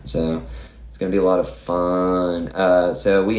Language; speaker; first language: English; native; English